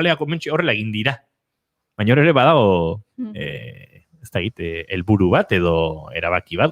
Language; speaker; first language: Basque; native; Basque